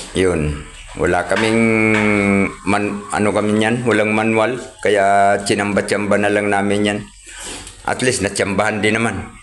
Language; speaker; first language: Filipino; non-native, local second language; Cebuano